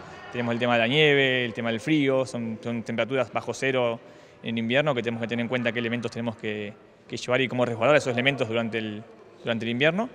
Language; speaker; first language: Spanish; native; Spanish